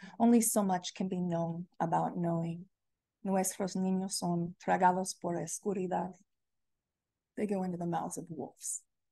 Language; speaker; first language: English; native; English